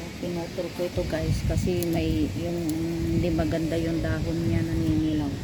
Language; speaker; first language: Filipino; non-native, local second language; Iloko